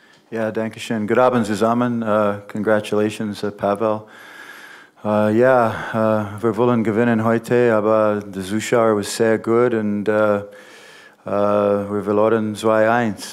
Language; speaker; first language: German; non-native, learner; English